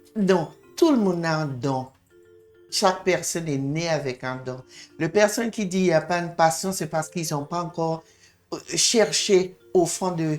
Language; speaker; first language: French; non-native, fluent; English